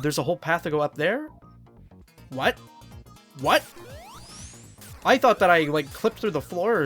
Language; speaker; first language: English; native; English